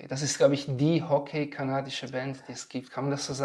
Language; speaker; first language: German; native; German